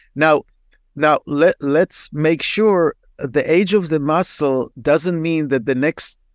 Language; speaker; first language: English; non-native, fluent; Hebrew